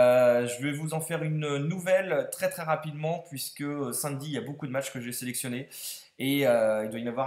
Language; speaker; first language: French; native; French